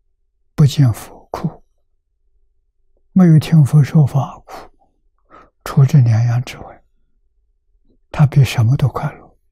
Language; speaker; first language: Chinese; native; Chinese